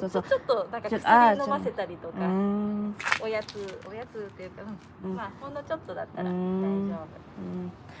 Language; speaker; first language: Japanese; native; Japanese